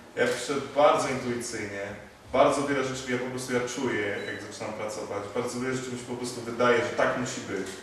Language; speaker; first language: Polish; native; Polish